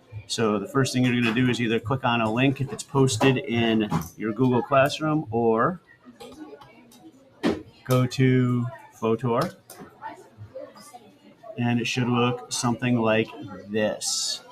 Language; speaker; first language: English; native; English